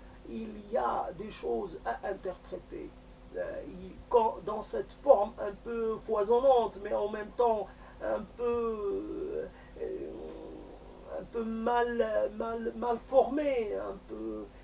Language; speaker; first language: French; native; French